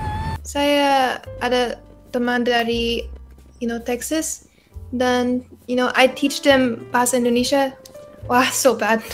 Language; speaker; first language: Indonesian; early bilingual, heritage; Indonesian